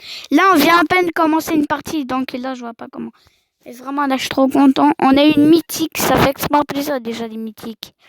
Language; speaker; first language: French; native; French